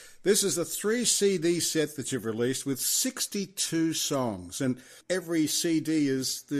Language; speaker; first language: English; native; English